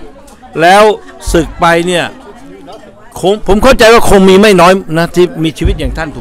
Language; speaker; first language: Thai; native; Thai